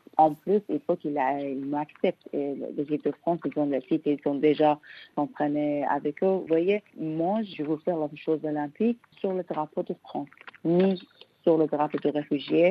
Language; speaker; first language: French; non-native, learner; Persian